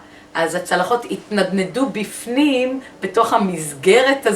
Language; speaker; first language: Hebrew; early bilingual, other home language; English